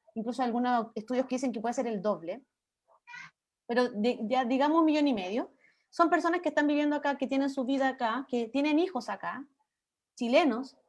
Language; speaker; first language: Spanish; native; Spanish